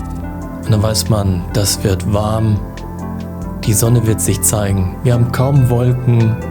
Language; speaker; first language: German; native; German